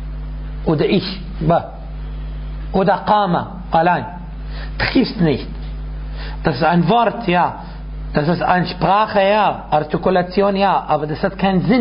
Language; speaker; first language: German; non-native, fluent; Arabic